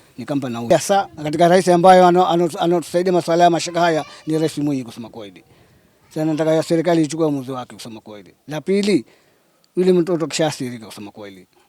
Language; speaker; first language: Swahili; native; Swahili